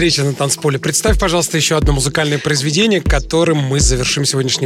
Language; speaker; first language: Russian; native; Russian